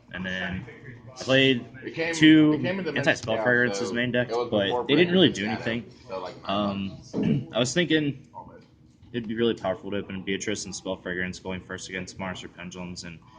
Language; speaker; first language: English; native; English